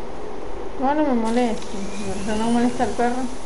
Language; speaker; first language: Spanish; native; Spanish